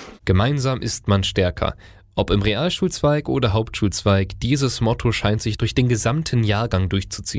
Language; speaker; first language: German; native; German